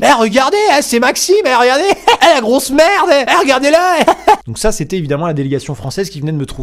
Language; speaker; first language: French; native; French